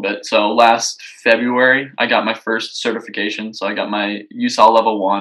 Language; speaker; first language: English; native; English